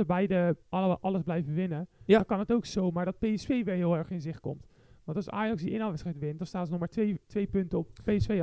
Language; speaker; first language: Dutch; native; Dutch